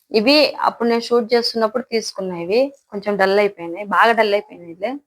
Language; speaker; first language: Telugu; non-native, local second language; Lambadi